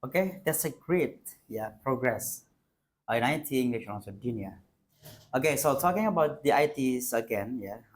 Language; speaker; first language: English; non-native, fluent; Indonesian